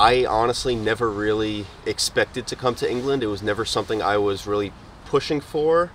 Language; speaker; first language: English; native; English